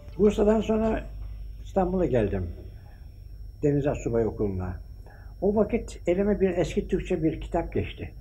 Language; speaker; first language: Turkish; native; Turkish